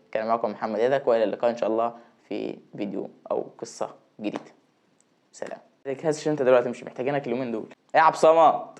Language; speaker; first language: Egyptian Arabic; native; Egyptian Arabic